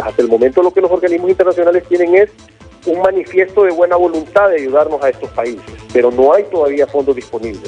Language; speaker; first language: Spanish; native; Spanish